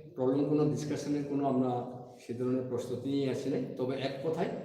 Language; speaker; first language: Bangla; non-native, local second language; Kok Borok